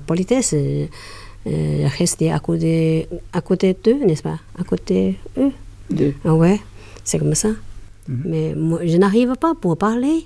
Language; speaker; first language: French; non-native, learner; Chinese